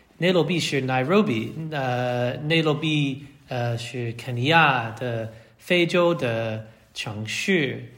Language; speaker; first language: Chinese; non-native, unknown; English